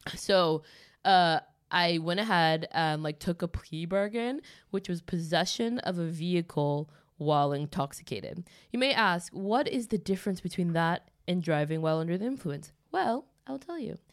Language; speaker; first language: English; native; English